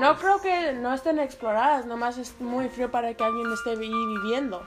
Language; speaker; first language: Spanish; early bilingual, heritage; Spanish